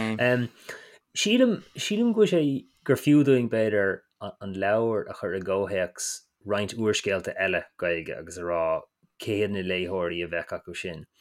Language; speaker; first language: Irish; native; Irish